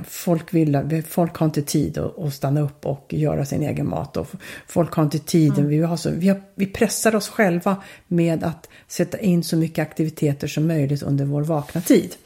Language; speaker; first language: Swedish; early bilingual, other home language; Finnish